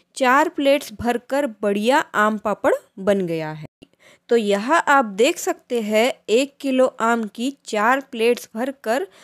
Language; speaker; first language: Hindi; non-native, local second language; Marathi